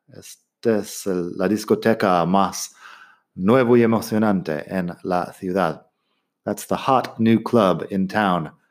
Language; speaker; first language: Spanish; non-native, fluent; English